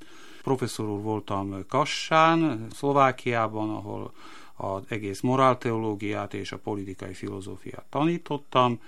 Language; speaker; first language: Hungarian; non-native, local second language; Slovak